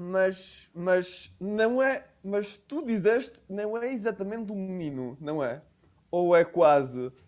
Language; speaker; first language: Portuguese; non-native, fluent; Italian